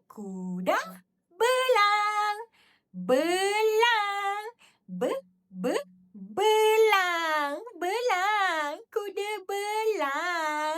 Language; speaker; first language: Malay; native; Malay